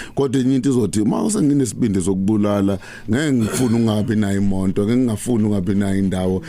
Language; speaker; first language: Zulu; native; Zulu